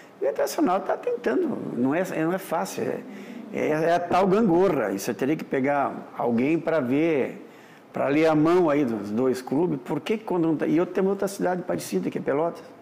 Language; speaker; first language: Portuguese; native; Portuguese